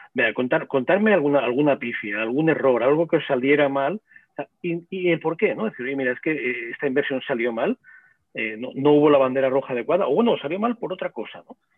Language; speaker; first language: Spanish; native; Spanish